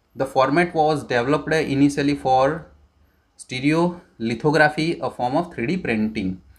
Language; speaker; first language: English; non-native, local second language; Gujarati